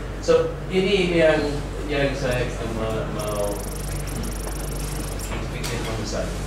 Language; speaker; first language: Indonesian; non-native, fluent; English